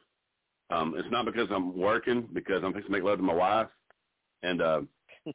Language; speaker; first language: English; native; English